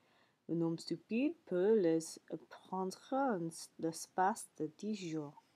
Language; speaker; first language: French; non-native, learner; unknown